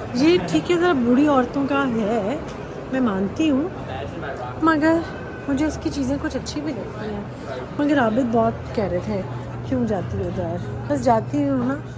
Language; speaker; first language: Urdu; non-native, local second language; Punjabi